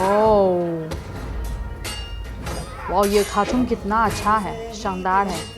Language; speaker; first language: Hindi; non-native, fluent; Chinese